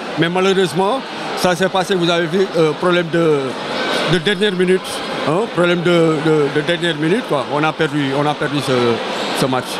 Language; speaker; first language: French; non-native, local second language; Wolof